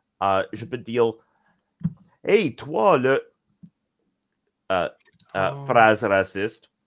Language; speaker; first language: French; non-native, local second language; English